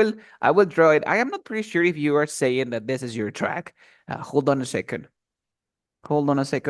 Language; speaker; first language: English; non-native, fluent; Spanish